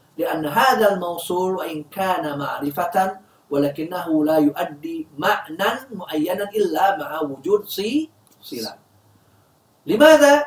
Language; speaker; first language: Arabic; non-native, fluent; Indonesian